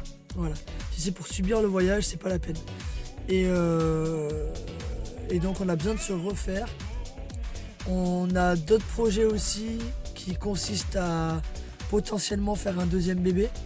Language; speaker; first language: French; native; French